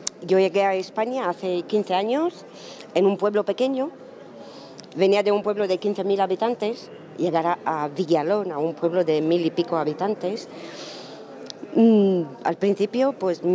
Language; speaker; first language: Spanish; non-native, fluent; Romanian